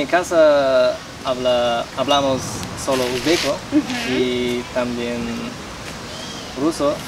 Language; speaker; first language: Spanish; non-native, learner; Uzbek